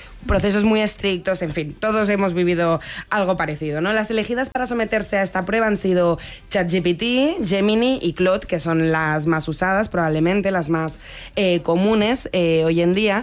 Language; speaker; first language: Spanish; native; Spanish